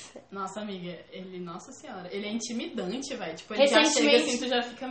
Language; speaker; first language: Portuguese; native; Portuguese